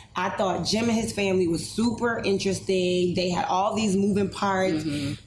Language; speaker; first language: English; native; English